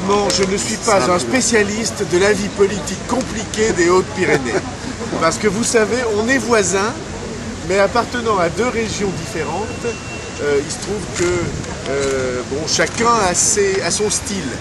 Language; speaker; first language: French; native; French